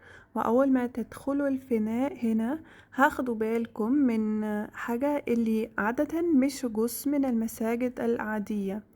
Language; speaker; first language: Arabic; non-native, fluent; German